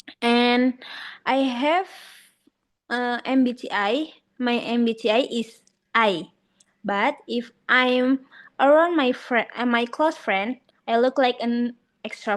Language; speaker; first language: English; non-native, learner; Indonesian